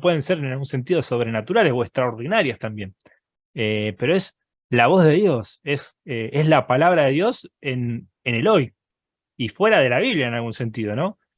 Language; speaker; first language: Spanish; native; Spanish